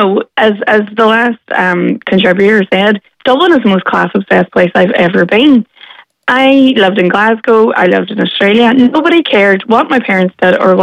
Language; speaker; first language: English; native; English